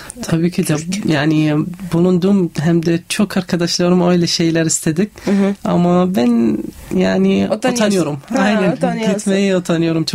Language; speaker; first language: Turkish; non-native, learner; Arabic